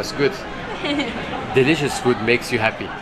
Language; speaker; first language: English; non-native, fluent; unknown